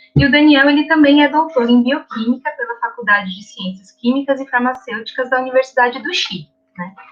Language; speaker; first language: Portuguese; native; Portuguese